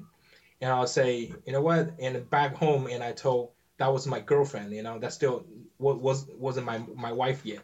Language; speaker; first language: English; non-native, learner; Chinese